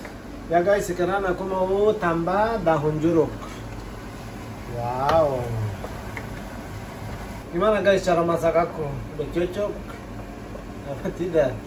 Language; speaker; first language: Indonesian; non-native, learner; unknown